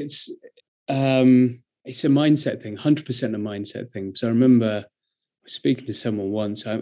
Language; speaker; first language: English; native; English